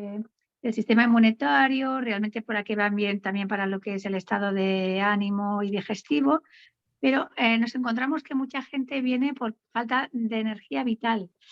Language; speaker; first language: Spanish; non-native, local second language; Catalan